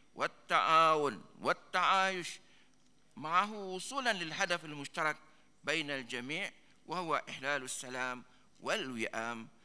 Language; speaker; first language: Arabic; non-native, fluent; Malay